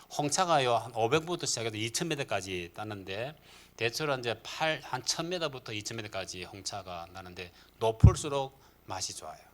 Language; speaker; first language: Korean; native; Korean